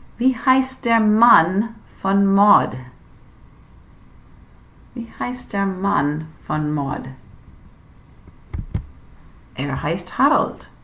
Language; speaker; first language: German; non-native, fluent; English